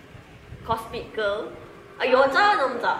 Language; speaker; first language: Korean; non-native, learner; Malay